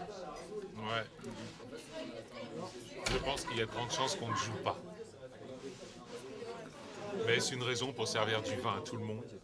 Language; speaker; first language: French; native; French